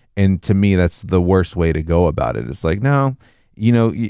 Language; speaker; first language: English; native; English